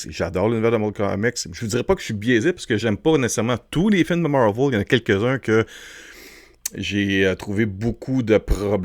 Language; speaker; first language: French; native; French